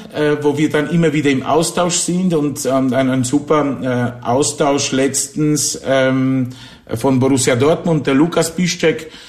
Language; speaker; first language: German; non-native, fluent; Polish